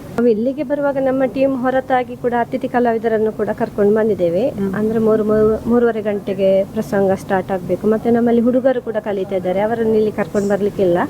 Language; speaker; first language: Kannada; non-native, local second language; Tulu